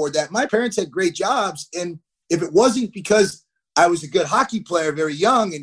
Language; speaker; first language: English; native; English